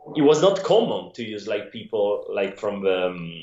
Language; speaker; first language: English; non-native, fluent; Italian